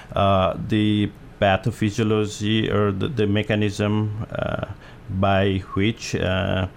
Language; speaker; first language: English; non-native, local second language; Nepali